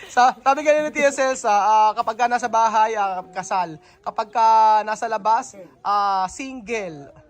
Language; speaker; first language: Filipino; native; Filipino